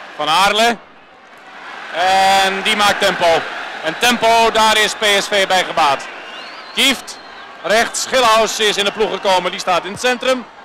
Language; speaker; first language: Dutch; native; Dutch